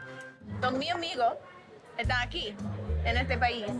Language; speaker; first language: Spanish; non-native, learner; English